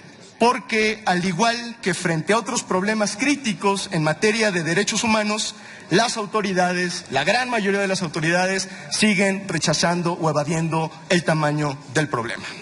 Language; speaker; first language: Spanish; native; Spanish